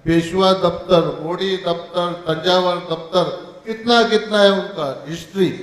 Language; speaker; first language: Hindi; non-native, local second language; Marathi